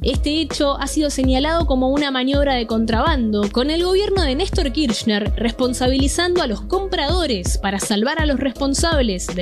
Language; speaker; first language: Spanish; native; Spanish